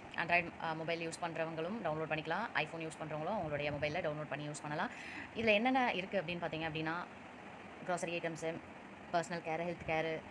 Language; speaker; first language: Tamil; native; Tamil